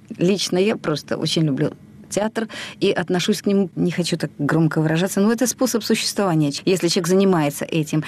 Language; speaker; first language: Russian; native; Russian